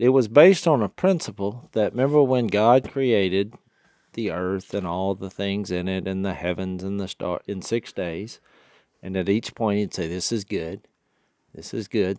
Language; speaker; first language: English; native; English